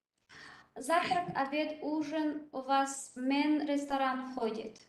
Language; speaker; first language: Russian; non-native, learner; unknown